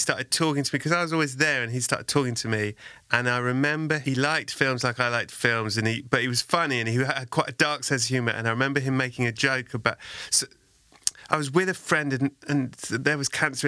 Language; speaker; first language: English; native; English